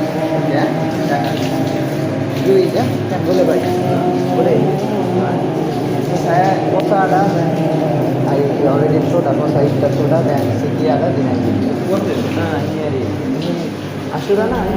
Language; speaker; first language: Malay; non-native, learner; Bangla